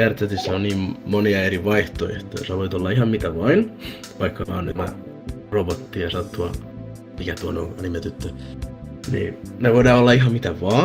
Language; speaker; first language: Finnish; native; Finnish